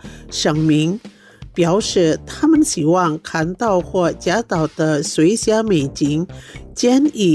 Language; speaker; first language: Chinese; non-native, fluent; Indonesian